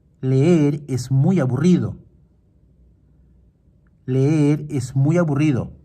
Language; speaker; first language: Spanish; non-native, fluent; Portuguese